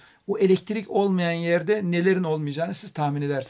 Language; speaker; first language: Turkish; native; Turkish